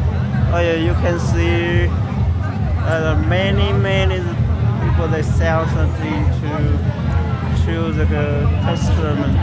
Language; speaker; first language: English; non-native, learner; Hmong